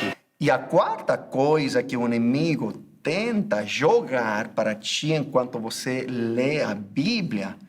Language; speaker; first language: Portuguese; non-native, fluent; English